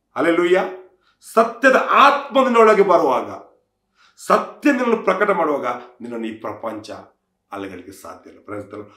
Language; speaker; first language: Kannada; non-native, local second language; Tulu